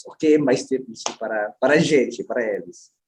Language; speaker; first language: Portuguese; non-native, learner; Filipino